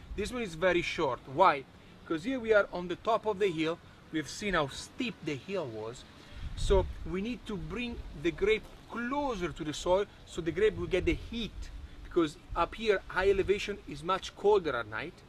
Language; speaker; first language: English; non-native, fluent; Italian